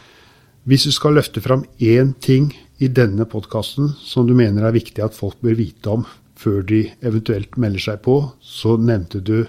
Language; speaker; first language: Norwegian; native; Norwegian